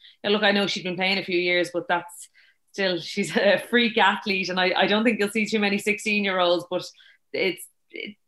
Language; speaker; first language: English; native; English